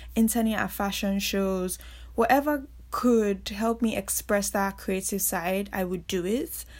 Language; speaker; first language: English; non-native, local second language; Yoruba